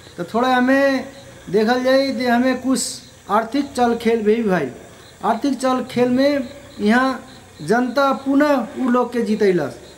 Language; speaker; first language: Bhojpuri; non-native, local second language; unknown